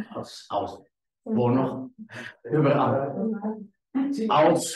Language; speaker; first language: German; non-native, learner; Afrikaans